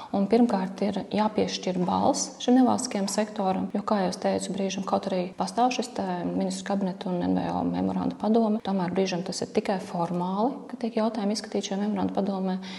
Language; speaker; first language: Latvian; native; Latvian